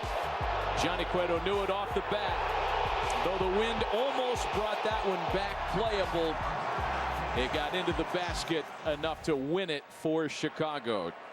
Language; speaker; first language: English; native; English